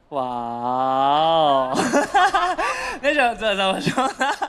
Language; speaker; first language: Chinese; non-native, fluent; Japanese